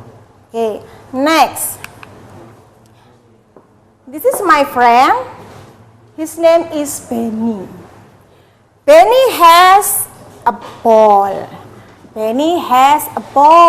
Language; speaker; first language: English; non-native, learner; Indonesian